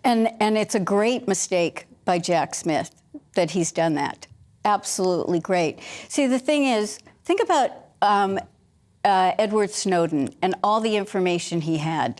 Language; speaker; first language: English; native; English